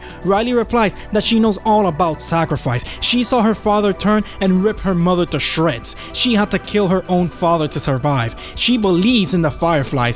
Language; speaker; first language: English; native; English